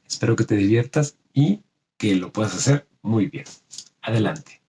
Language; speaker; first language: Spanish; native; Spanish